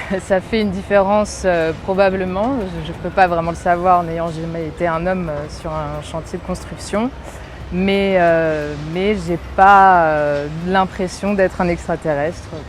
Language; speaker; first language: French; native; French